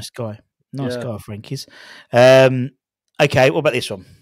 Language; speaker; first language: English; native; English